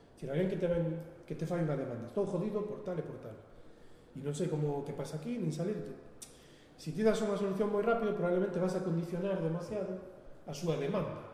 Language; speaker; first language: Galician; non-native, local second language; Spanish